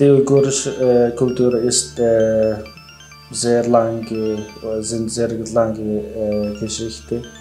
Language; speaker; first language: German; non-native, learner; Uyghur